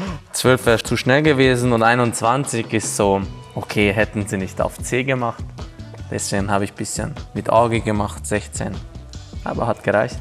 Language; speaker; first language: German; non-native, fluent; Hungarian